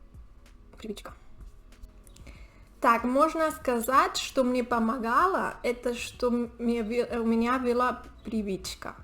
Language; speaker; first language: Russian; non-native, learner; Spanish